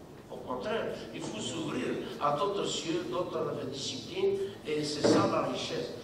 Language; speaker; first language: French; non-native, local second language; Arabic